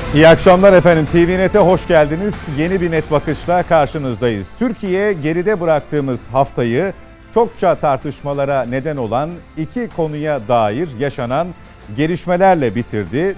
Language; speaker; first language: Turkish; native; Turkish